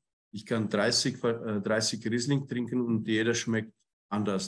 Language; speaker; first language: German; non-native, fluent; Czech